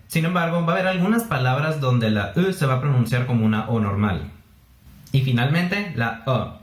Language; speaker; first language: Spanish; native; Spanish